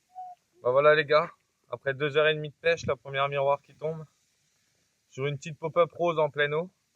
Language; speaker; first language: French; native; French